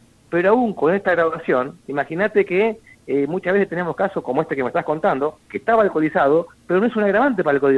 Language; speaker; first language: Spanish; native; Spanish